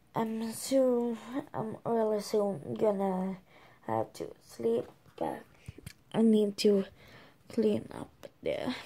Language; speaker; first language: English; non-native, learner; Swedish